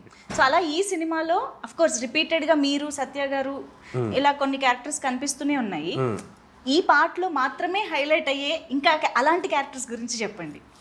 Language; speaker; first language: Telugu; native; Telugu